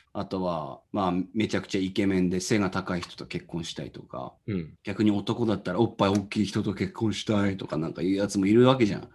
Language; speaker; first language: Japanese; native; Japanese